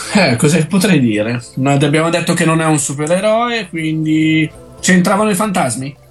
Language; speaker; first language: Italian; native; Italian